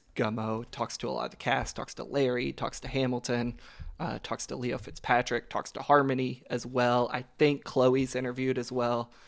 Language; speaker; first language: English; native; English